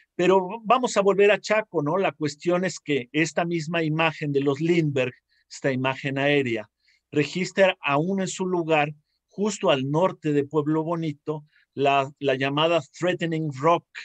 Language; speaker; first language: Spanish; native; Spanish